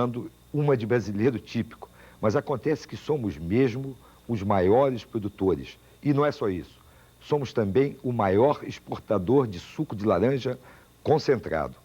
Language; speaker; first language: Portuguese; native; Portuguese